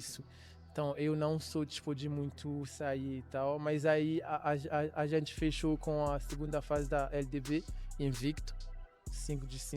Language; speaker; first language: Portuguese; non-native, learner; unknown